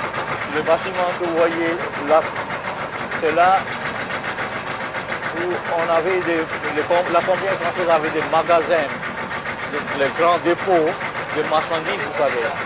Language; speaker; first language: French; non-native, fluent; Bangla